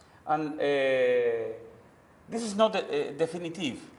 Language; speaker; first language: English; non-native, learner; Spanish